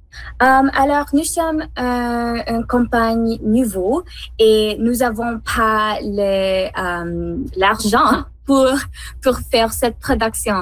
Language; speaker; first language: French; non-native, learner; English